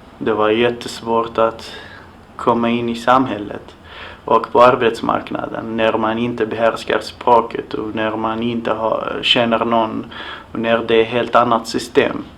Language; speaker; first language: Swedish; non-native, fluent; Arabic